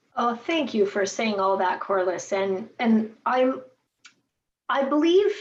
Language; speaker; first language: English; native; English